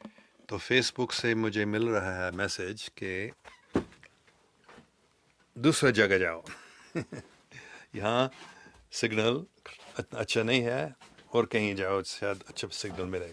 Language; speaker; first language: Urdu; non-native, fluent; English